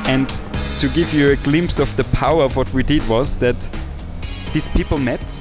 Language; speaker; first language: English; non-native, fluent; German